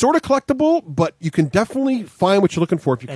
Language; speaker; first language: English; native; English